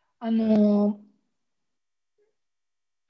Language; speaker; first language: Japanese; non-native, learner; German